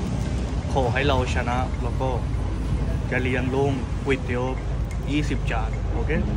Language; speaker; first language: Thai; non-native, fluent; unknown